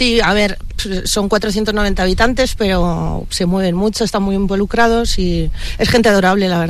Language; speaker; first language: Spanish; native; Spanish